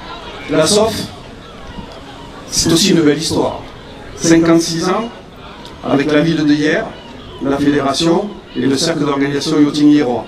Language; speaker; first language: French; native; French